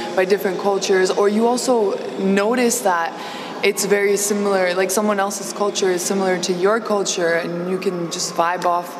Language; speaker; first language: English; early bilingual, other home language; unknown